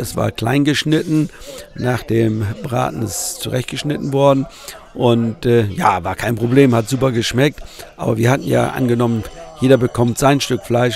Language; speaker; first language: German; native; German